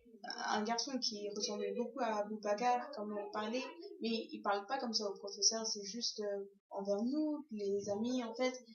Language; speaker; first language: French; early bilingual, other home language; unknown